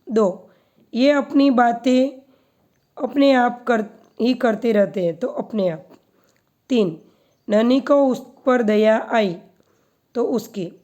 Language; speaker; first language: Hindi; non-native, local second language; Gujarati